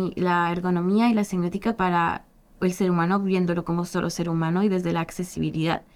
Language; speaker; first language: Spanish; native; Spanish